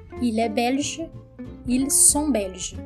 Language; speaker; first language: French; non-native, fluent; Portuguese